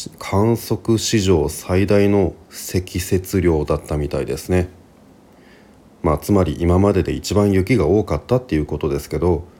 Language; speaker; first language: Japanese; native; Japanese